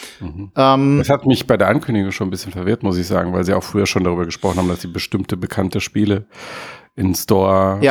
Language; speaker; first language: German; native; German